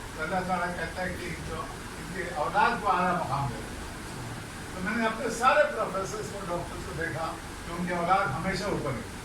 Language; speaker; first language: Urdu; native; Urdu